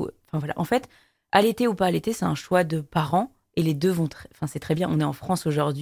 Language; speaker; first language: French; native; French